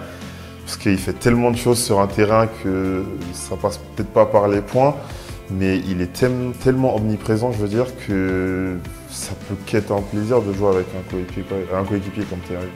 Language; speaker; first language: French; early bilingual, other home language; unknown